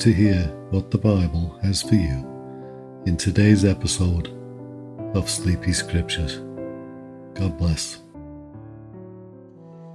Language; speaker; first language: English; native; English